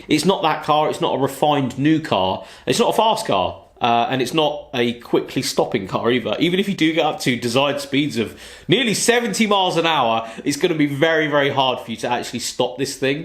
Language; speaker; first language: English; native; English